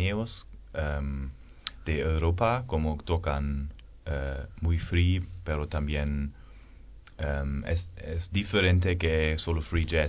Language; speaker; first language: Spanish; non-native, learner; German